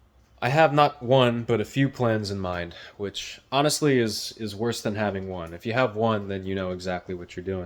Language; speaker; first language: English; native; English